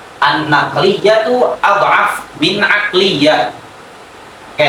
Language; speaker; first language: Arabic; non-native, fluent; Indonesian